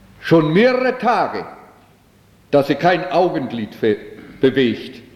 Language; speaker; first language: German; early bilingual, heritage; German